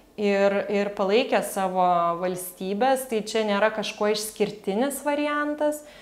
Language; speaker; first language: Lithuanian; native; Lithuanian